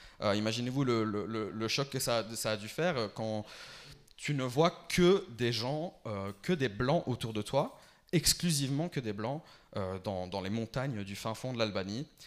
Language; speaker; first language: French; early bilingual, other home language; Albanian